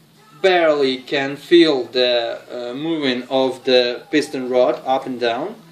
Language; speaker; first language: English; non-native, fluent; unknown